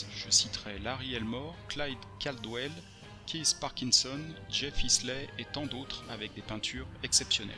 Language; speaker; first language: French; native; French